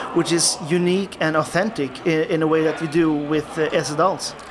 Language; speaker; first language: English; non-native, fluent; Norwegian